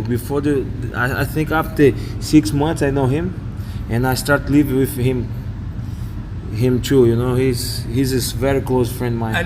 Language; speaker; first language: English; non-native, learner; Portuguese